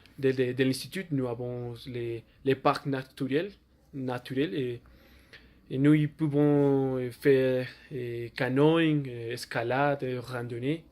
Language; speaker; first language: French; non-native, learner; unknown